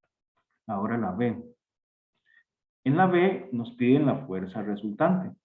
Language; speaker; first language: Spanish; native; Spanish